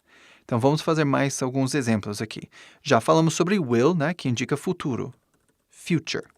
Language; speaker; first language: Portuguese; non-native, fluent; English